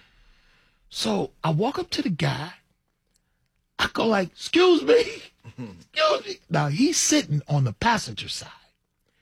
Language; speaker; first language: English; native; English